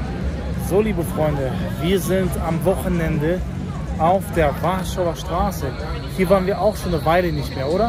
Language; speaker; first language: German; native; German